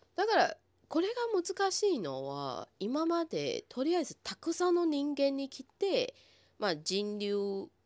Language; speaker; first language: Japanese; non-native, fluent; Chinese